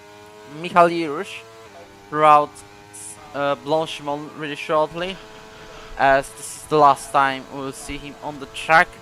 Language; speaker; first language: English; non-native, fluent; Polish